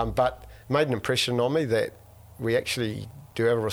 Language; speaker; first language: English; native; English